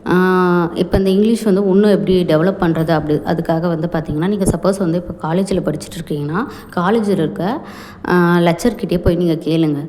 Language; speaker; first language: Tamil; native; Tamil